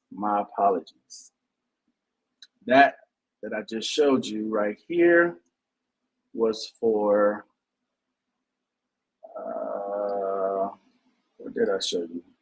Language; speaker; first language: English; native; English